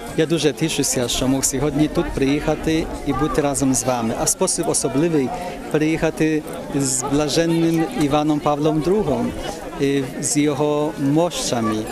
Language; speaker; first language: Ukrainian; non-native, fluent; Polish